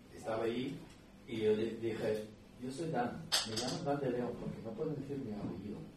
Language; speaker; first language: Spanish; non-native, fluent; English